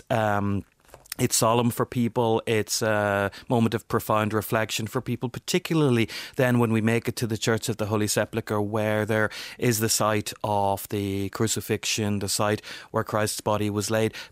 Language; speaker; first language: English; native; English